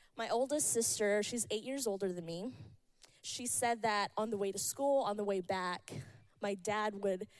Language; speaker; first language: English; early bilingual, other home language; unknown